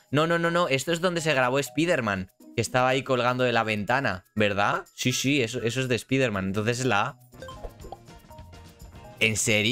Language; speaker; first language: Spanish; native; Spanish